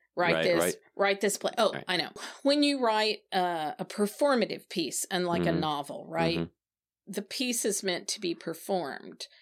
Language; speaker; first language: English; native; English